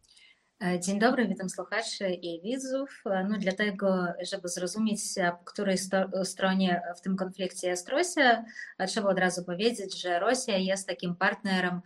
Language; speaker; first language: Polish; non-native, fluent; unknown